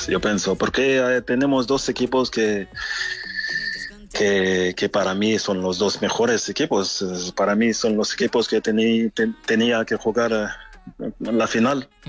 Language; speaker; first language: Spanish; non-native, fluent; French